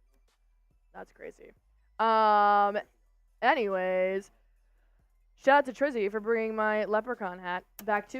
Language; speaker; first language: English; native; English